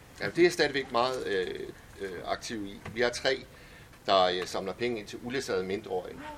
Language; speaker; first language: Danish; native; Danish